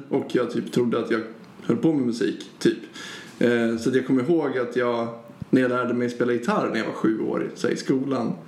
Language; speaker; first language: Swedish; native; Swedish